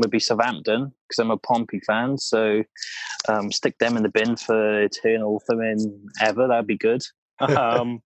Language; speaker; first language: English; native; English